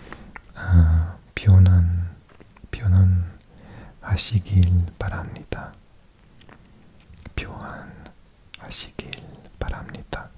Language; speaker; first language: Korean; non-native, learner; English